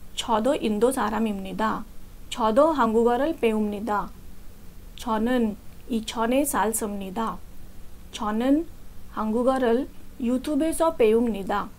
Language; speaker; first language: Korean; non-native, learner; Marathi